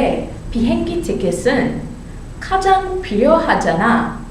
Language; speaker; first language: Korean; non-native, learner; English